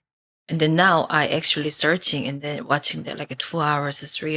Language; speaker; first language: English; non-native, fluent; Korean